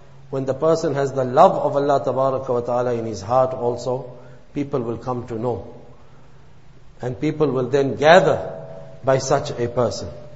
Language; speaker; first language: English; native; English